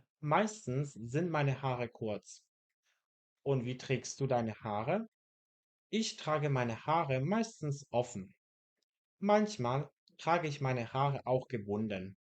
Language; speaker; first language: German; non-native, fluent; Polish